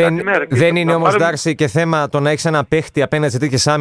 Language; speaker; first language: Greek; native; Greek